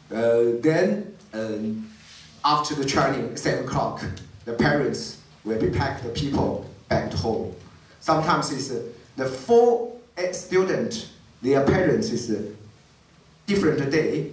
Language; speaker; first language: English; non-native, learner; Chinese